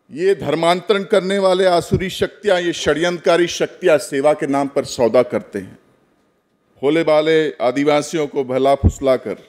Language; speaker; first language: Hindi; native; Hindi